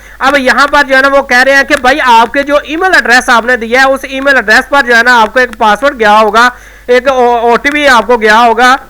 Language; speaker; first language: Urdu; non-native, local second language; Punjabi